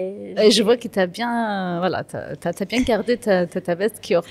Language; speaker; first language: French; non-native, fluent; Kurdish